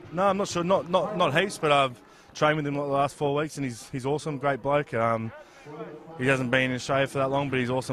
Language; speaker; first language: English; native; English